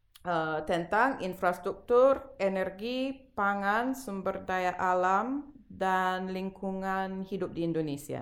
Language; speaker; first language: Indonesian; non-native, fluent; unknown